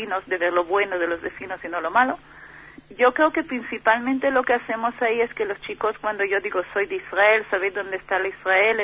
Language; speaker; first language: Spanish; non-native, fluent; Hebrew